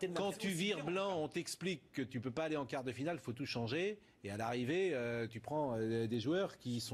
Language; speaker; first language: French; native; French